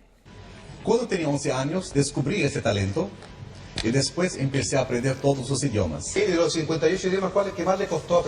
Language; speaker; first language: Spanish; non-native, fluent; Arabic